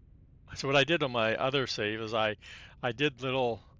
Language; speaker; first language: English; native; English